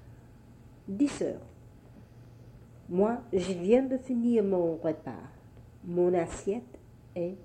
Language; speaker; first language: French; non-native, learner; English